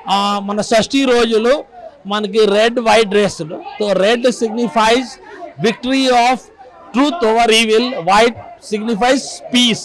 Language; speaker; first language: Telugu; non-native, fluent; Bangla